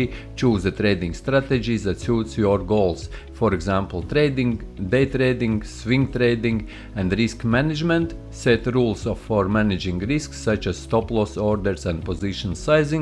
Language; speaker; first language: English; non-native, fluent; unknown